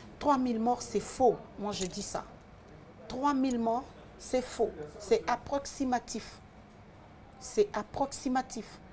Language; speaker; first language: French; early bilingual, other home language; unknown